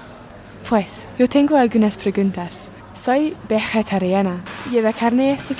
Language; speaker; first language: Spanish; non-native, fluent; English